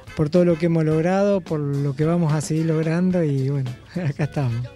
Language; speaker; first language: Spanish; native; Spanish